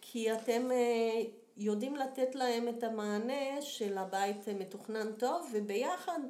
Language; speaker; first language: Hebrew; non-native, fluent; Portuguese